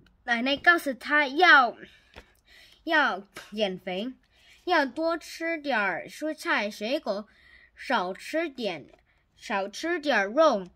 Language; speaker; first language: Chinese; non-native, learner; Korean